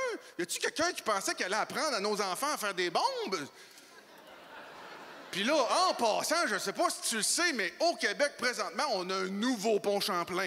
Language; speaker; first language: French; native; French